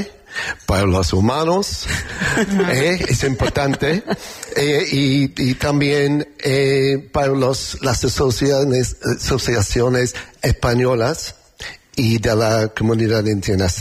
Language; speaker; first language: Spanish; non-native, learner; English